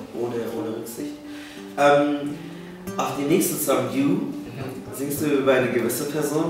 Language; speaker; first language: German; native; German